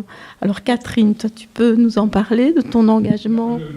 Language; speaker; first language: French; native; French